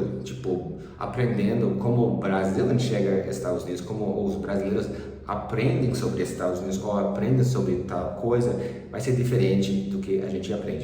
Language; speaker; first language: Portuguese; early bilingual, other home language; English